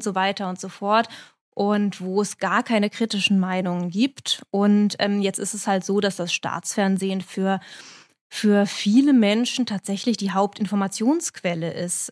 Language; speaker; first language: German; native; German